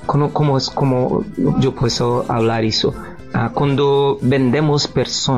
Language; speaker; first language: Spanish; non-native, learner; Portuguese